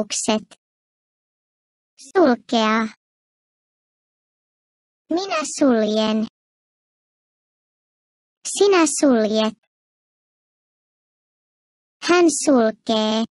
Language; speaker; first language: Finnish; non-native, fluent; Turkish